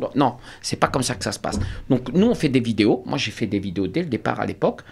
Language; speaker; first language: French; native; French